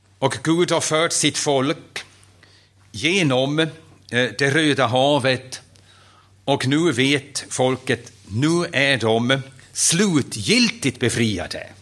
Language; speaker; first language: Swedish; non-native, fluent; German